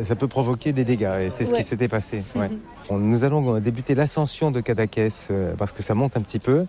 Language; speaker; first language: French; native; French